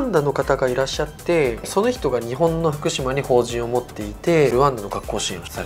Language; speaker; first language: Japanese; native; Japanese